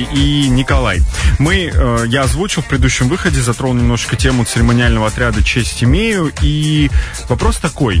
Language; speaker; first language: Russian; native; Russian